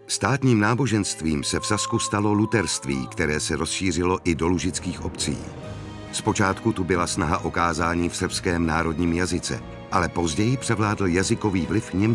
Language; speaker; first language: Czech; native; Czech